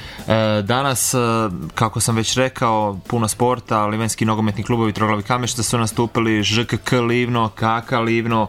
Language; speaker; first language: Croatian; native; Croatian